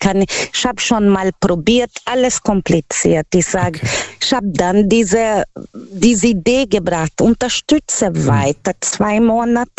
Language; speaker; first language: German; non-native, fluent; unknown